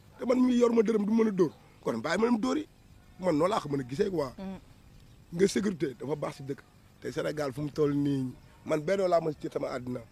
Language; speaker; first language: Wolof; native; Wolof